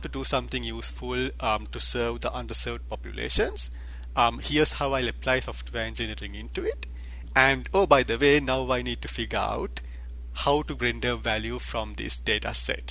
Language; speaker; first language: English; non-native, local second language; Sinhala